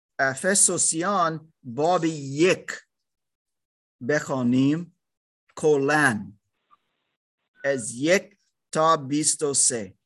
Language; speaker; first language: Persian; non-native, learner; German